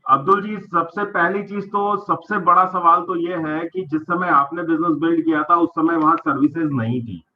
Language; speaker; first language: Hindi; native; Hindi